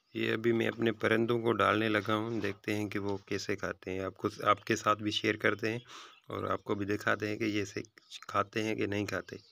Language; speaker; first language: Urdu; non-native, local second language; Sindhi